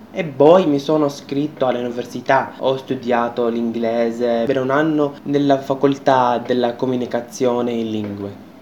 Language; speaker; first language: Italian; non-native, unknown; Arabic